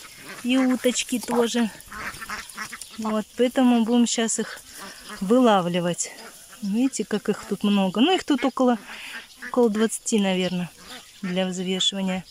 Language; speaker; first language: Russian; native; Russian